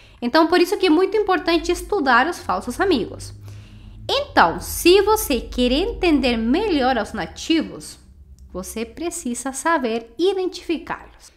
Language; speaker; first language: Portuguese; non-native, fluent; Spanish